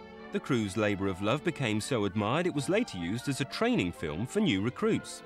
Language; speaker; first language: English; native; English